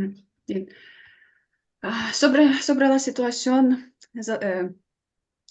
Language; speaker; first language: Spanish; non-native, fluent; Ukrainian